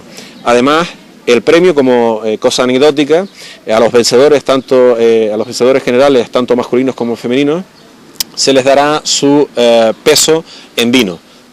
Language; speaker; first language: Spanish; native; Spanish